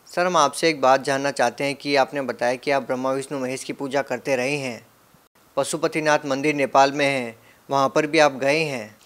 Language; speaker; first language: Hindi; native; Hindi